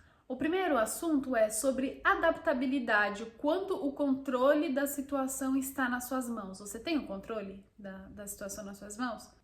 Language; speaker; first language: Portuguese; native; Portuguese